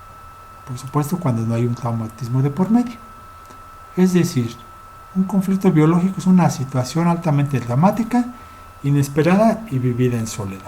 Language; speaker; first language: Spanish; native; Spanish